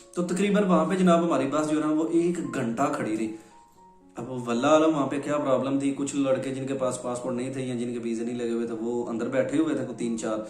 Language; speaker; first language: Urdu; non-native, local second language; Punjabi